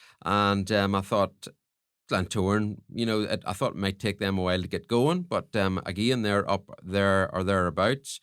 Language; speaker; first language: English; native; English